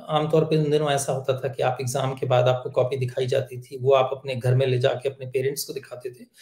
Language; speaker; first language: Hindi; native; Hindi